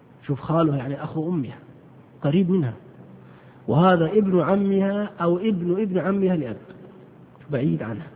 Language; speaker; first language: Arabic; native; Arabic